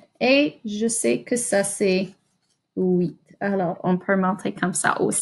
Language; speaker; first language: French; non-native, fluent; English